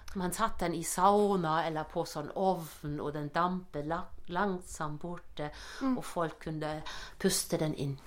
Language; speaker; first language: Norwegian; non-native, fluent; German